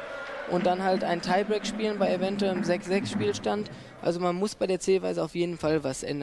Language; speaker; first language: German; native; German